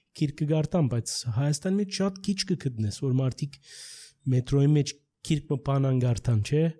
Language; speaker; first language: Armenian; early bilingual, heritage; Armenian